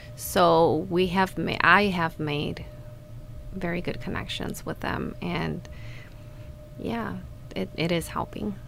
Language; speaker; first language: English; non-native, fluent; Spanish